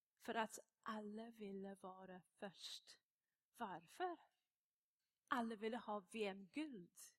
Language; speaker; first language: Swedish; non-native, fluent; English